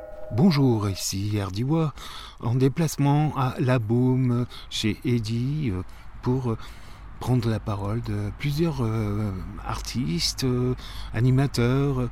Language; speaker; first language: French; native; French